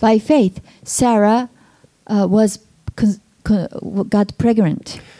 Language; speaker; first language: English; non-native, fluent; Japanese